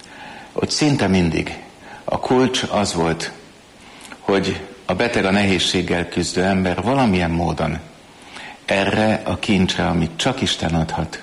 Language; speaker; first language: Hungarian; native; Hungarian